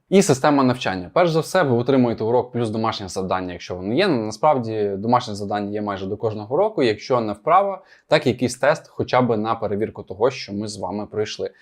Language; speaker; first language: Ukrainian; non-native, local second language; Russian